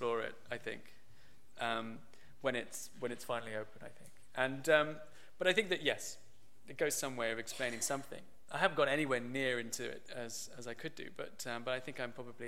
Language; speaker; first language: English; native; English